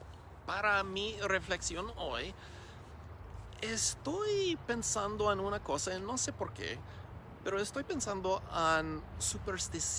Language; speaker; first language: Spanish; non-native, learner; English